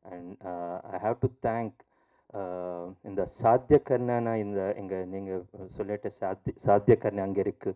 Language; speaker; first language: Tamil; non-native, learner; Telugu